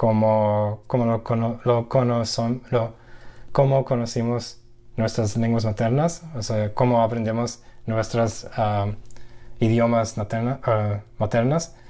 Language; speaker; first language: Spanish; non-native, fluent; English